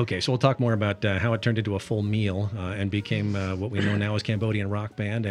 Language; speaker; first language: English; native; English